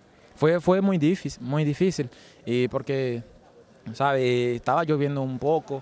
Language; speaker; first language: Spanish; non-native, learner; French